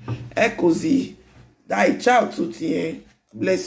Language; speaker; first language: Italian; non-native, learner; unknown